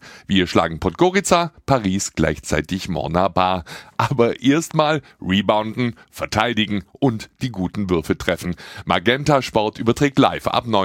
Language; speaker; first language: German; native; German